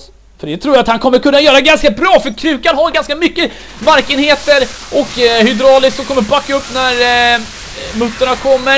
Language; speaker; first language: Swedish; native; Swedish